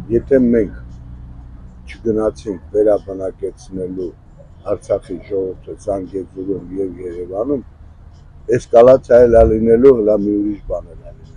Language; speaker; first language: Armenian; native; Armenian